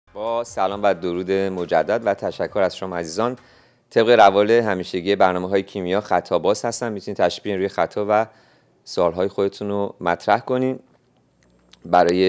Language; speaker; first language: Persian; native; Persian